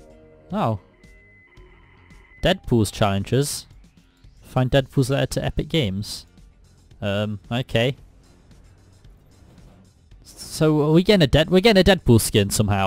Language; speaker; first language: English; native; English